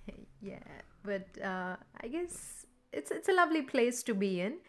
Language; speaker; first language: English; non-native, local second language; Tamil